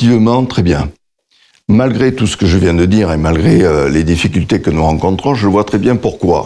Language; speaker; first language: French; native; French